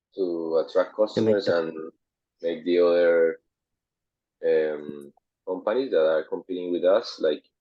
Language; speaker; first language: English; non-native, learner; Spanish